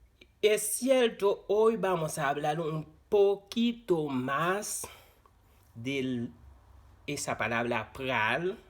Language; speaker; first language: Spanish; non-native, fluent; Haitian Creole